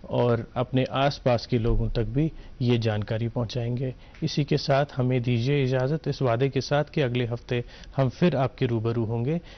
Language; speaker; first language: Urdu; non-native, local second language; Kashmiri